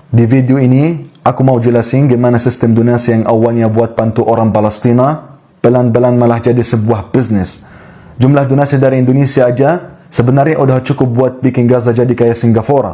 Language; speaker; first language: Indonesian; non-native, fluent; Arabic